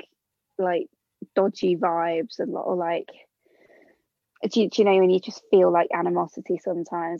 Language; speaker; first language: English; native; English